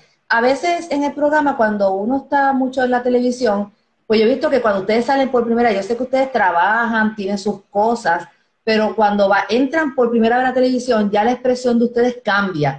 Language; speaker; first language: Spanish; native; Spanish